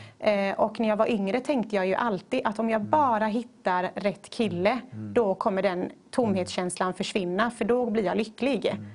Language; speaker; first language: Swedish; native; Swedish